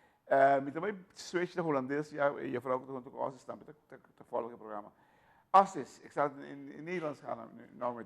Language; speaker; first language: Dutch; non-native, local second language; Papiamento